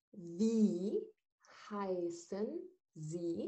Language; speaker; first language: German; non-native, fluent; Arabic